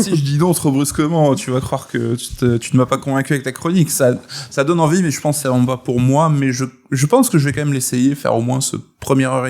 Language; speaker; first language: French; native; French